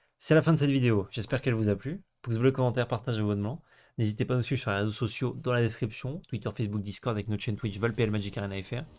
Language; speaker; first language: French; native; French